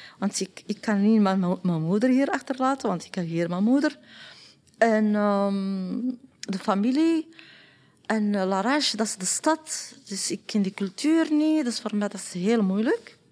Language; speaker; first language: Dutch; non-native, learner; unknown